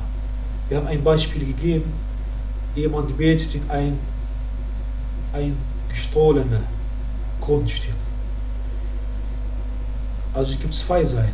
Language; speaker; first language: German; non-native, learner; Arabic